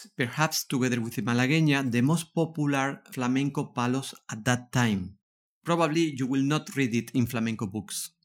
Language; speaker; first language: English; non-native, fluent; Spanish